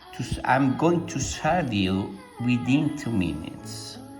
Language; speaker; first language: English; non-native, fluent; Italian